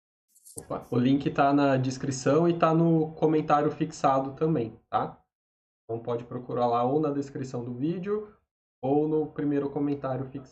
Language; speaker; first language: Portuguese; native; Portuguese